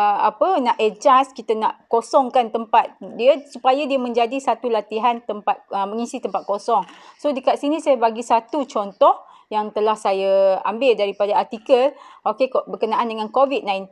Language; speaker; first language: Malay; native; Malay